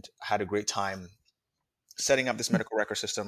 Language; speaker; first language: English; non-native, local second language; Akan